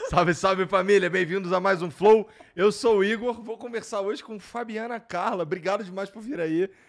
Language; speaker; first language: Portuguese; native; Portuguese